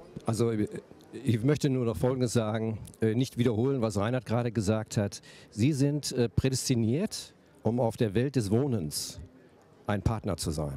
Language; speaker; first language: German; native; German